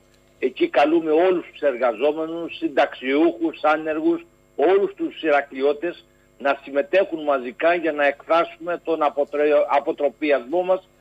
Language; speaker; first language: Greek; native; Greek